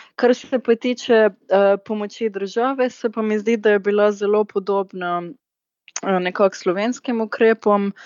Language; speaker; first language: Slovenian; native; Slovenian